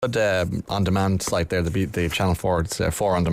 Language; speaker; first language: English; native; English